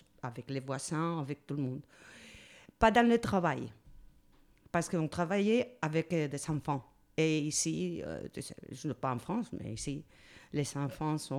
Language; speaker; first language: French; non-native, learner; Spanish